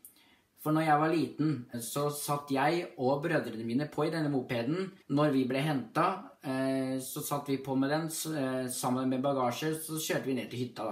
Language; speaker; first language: Norwegian; native; Norwegian